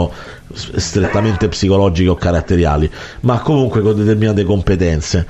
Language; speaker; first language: Italian; native; Italian